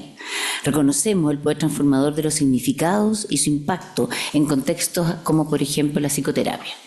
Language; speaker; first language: Spanish; native; Spanish